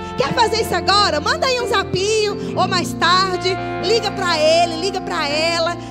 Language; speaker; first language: Portuguese; native; Portuguese